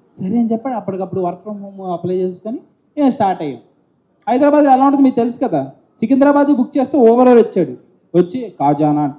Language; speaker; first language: Telugu; native; Telugu